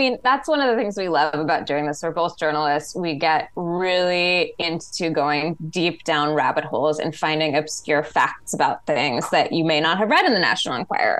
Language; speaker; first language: English; native; English